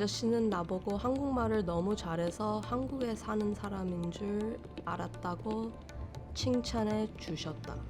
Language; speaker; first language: Korean; early bilingual, heritage; Korean